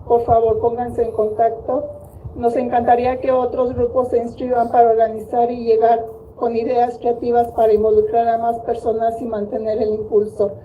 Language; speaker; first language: Spanish; early bilingual, heritage; Spanish